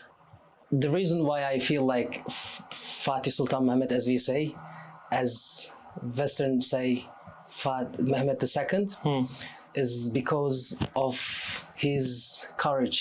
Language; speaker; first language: English; non-native, fluent; Turkish